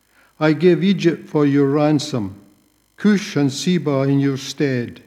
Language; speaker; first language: English; native; English